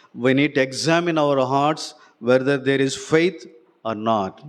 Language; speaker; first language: English; non-native, local second language; Telugu